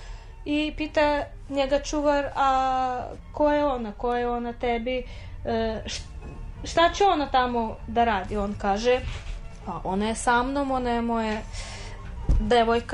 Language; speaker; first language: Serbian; non-native, fluent; Russian